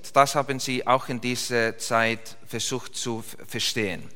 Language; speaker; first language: German; non-native, learner; Icelandic